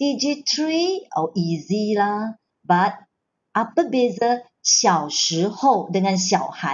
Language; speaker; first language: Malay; non-native, fluent; Chinese